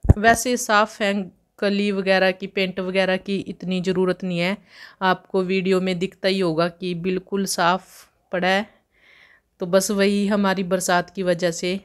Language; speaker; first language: Hindi; native; Hindi